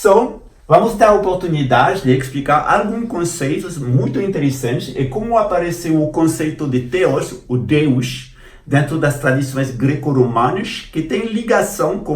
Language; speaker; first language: Portuguese; non-native, fluent; French